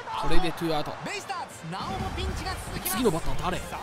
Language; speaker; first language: Japanese; native; Japanese